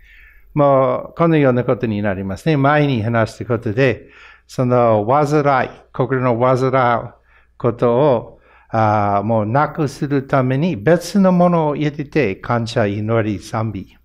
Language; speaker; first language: Japanese; non-native, fluent; English